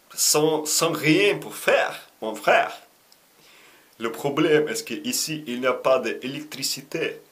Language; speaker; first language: French; non-native, learner; Russian